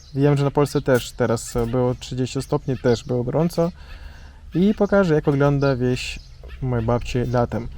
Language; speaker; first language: Polish; non-native, learner; Russian